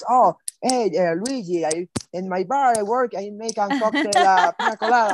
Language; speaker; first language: English; non-native, learner; Spanish